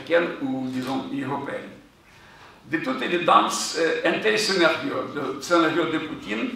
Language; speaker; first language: French; non-native, fluent; Ukrainian